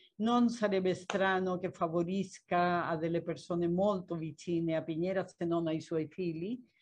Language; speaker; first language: Italian; non-native, fluent; Spanish